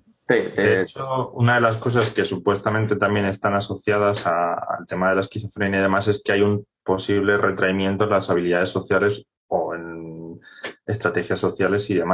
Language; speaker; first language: Spanish; native; Spanish